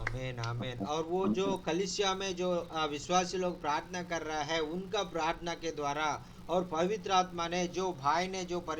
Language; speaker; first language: Hindi; non-native, local second language; Telugu